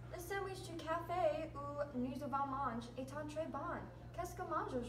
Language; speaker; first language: French; non-native, learner; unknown